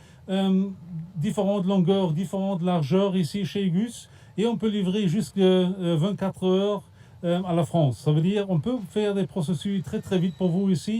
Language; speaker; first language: French; non-native, fluent; German